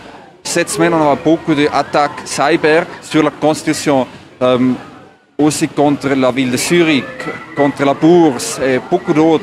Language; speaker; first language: French; non-native, learner; German